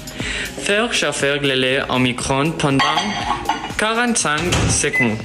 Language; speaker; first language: French; non-native, learner; Spanish